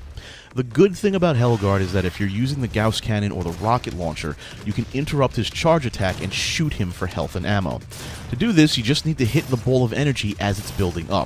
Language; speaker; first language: English; native; English